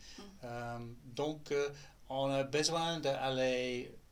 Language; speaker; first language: French; non-native, learner; English